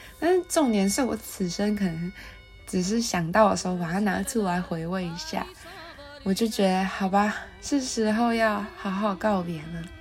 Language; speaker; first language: Chinese; native; Chinese